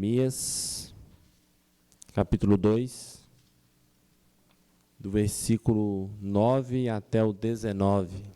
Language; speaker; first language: Portuguese; native; Portuguese